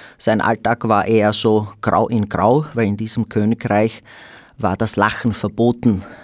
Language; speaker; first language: German; non-native, fluent; Slovak